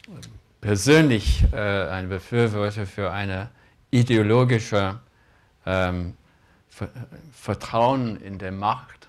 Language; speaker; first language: German; non-native, fluent; English